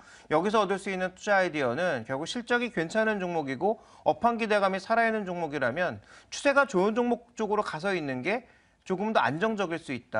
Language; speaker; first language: Korean; native; Korean